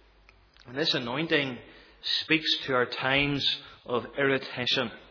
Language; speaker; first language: English; native; English